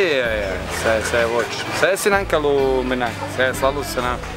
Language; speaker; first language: Indonesian; non-native, learner; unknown